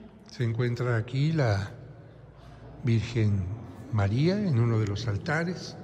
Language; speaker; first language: Spanish; native; Spanish